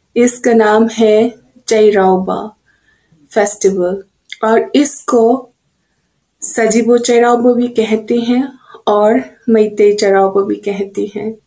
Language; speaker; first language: Hindi; non-native, local second language; Manipuri